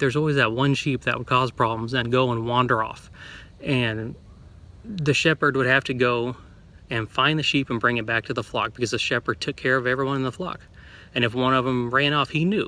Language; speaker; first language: English; native; English